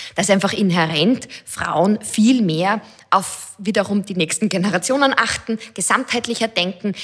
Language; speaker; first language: German; native; German